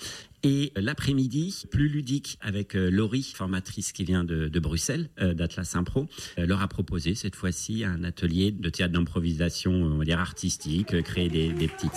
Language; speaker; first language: French; native; French